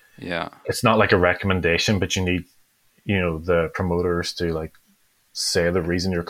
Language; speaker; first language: English; native; English